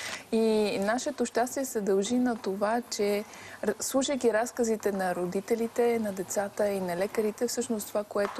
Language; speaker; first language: Bulgarian; native; Bulgarian